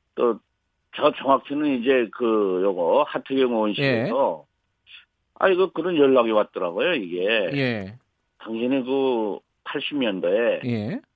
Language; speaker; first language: Korean; native; Korean